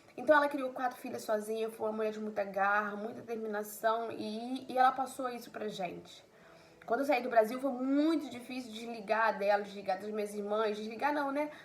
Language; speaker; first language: Portuguese; native; Portuguese